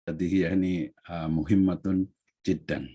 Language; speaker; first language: Arabic; non-native, learner; Indonesian